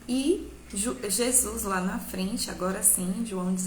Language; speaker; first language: Portuguese; native; Portuguese